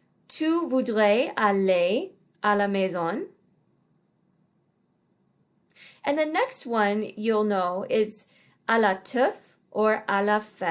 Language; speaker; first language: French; non-native, fluent; English